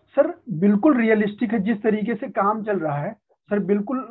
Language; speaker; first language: Hindi; native; Hindi